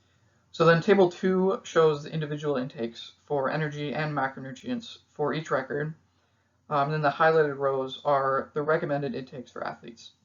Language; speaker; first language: English; native; English